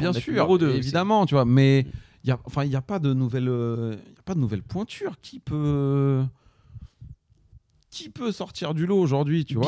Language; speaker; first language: French; native; French